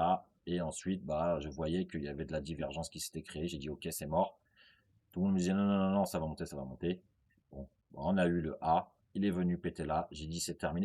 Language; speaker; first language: French; native; French